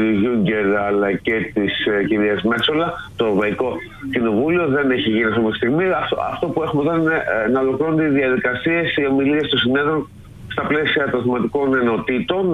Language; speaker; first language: Greek; native; Greek